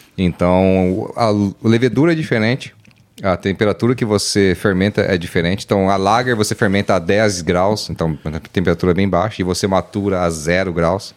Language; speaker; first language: Portuguese; native; Portuguese